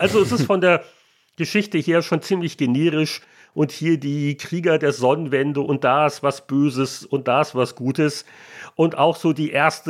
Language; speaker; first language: German; native; German